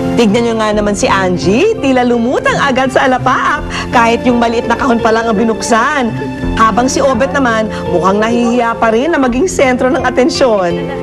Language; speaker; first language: Filipino; native; Filipino